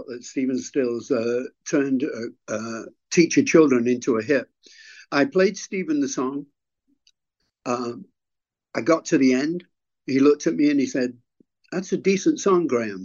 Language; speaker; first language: English; native; English